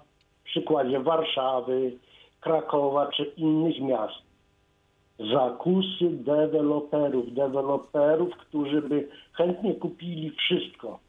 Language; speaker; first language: Polish; native; Polish